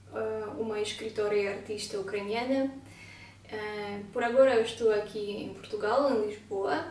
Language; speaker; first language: Portuguese; non-native, learner; Ukrainian